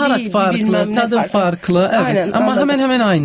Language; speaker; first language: Turkish; non-native, learner; Arabic